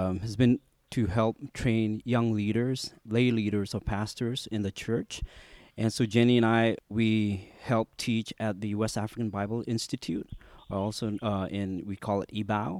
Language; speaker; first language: English; non-native, local second language; Khasi